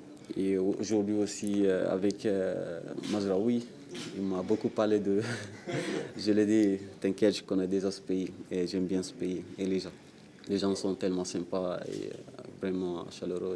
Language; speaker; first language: French; non-native, local second language; Wolof